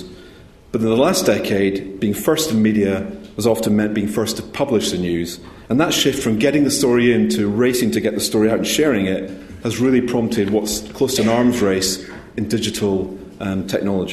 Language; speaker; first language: English; native; English